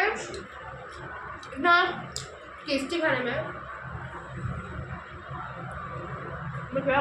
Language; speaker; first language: Hindi; non-native, local second language; Bangla